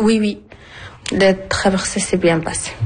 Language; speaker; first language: French; non-native, learner; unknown